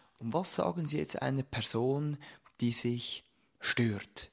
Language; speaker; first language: German; native; German